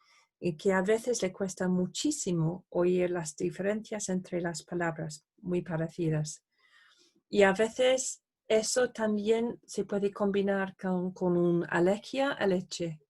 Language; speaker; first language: Spanish; non-native, fluent; English